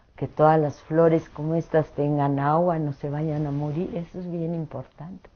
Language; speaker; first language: Spanish; early bilingual, other home language; French